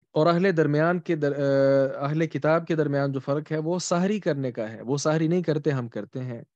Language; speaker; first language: Urdu; native; Urdu